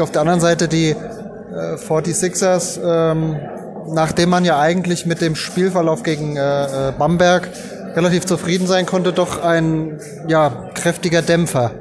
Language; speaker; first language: German; native; German